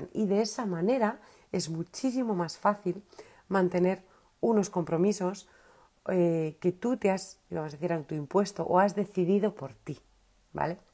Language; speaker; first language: Spanish; native; Spanish